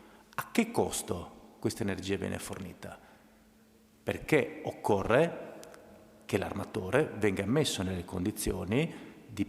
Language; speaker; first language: Italian; native; Italian